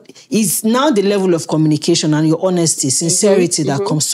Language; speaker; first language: English; native; English